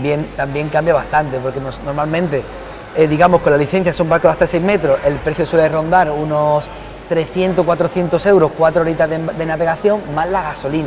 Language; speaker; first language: Spanish; native; Spanish